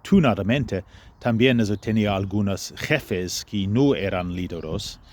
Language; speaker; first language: Spanish; non-native, fluent; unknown